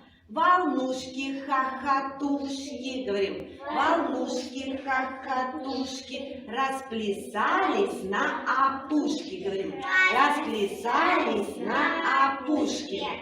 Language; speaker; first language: Russian; native; Russian